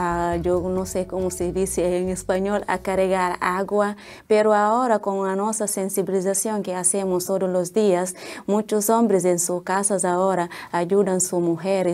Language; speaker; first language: Spanish; non-native, learner; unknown